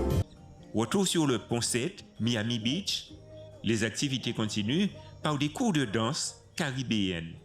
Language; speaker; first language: French; native; French